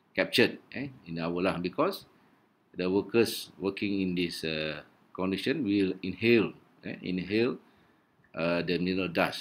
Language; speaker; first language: English; non-native, local second language; Malay